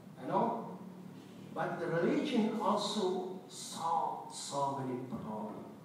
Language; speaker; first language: English; non-native, learner; Indonesian